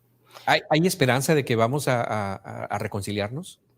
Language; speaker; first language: Spanish; native; Spanish